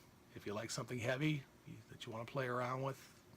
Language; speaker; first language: English; native; English